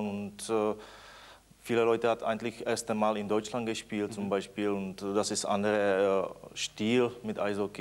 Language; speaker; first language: German; non-native, fluent; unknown